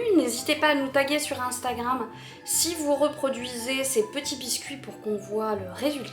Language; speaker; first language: French; native; French